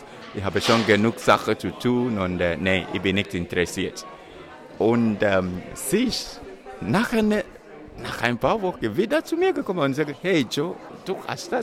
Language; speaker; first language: German; non-native, learner; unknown